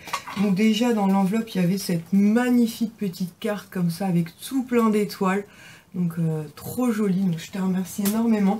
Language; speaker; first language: French; native; French